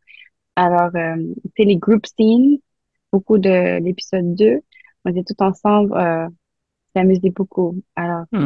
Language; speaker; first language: French; non-native, local second language; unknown